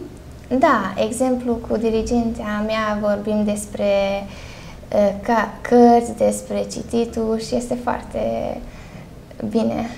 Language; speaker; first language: Romanian; non-native, local second language; Hungarian